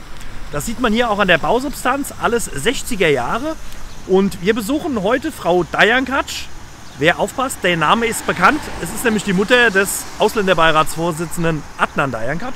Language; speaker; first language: German; native; German